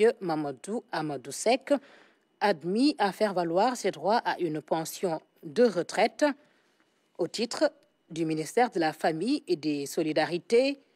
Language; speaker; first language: French; non-native, local second language; Wolof